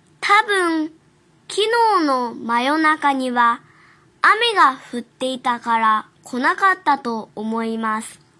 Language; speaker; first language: Japanese; non-native, fluent; Chinese